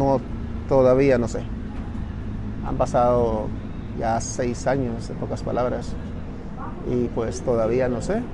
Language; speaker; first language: Spanish; native; Spanish